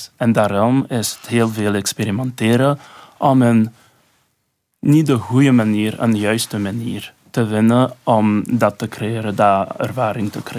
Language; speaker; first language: Dutch; non-native, local second language; French